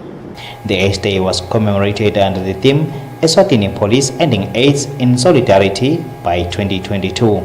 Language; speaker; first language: English; non-native, local second language; Swati